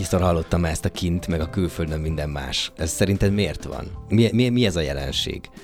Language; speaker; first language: Hungarian; native; Hungarian